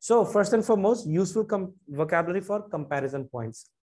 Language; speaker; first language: English; non-native, local second language; Punjabi